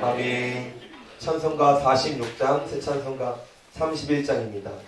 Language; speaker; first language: Korean; native; Korean